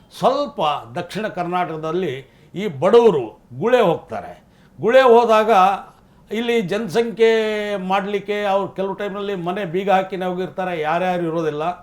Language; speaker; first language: Kannada; non-native, local second language; Lambadi